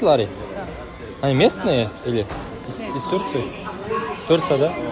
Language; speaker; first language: Russian; non-native, local second language; Kazakh